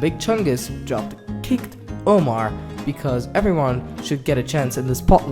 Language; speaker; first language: English; native; English